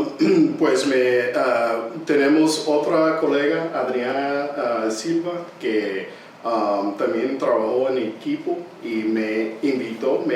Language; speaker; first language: Spanish; early bilingual, heritage; English